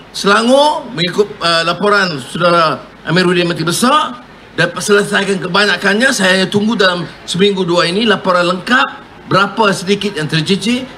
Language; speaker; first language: Malay; native; Malay